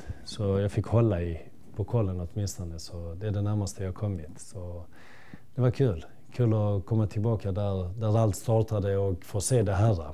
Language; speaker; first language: Swedish; early bilingual, other home language; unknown